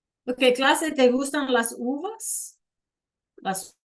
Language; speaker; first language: Spanish; non-native, fluent; English